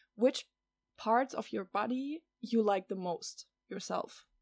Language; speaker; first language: English; non-native, fluent; German